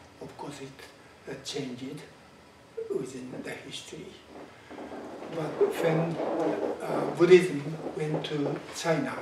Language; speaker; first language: English; non-native, fluent; Japanese